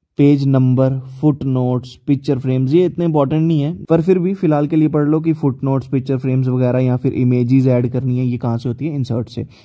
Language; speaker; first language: Hindi; native; Hindi